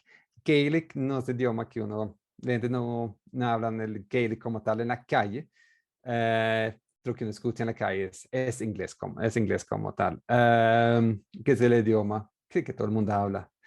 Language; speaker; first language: Spanish; non-native, fluent; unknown